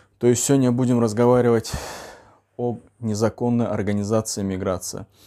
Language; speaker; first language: Russian; non-native, local second language; Uzbek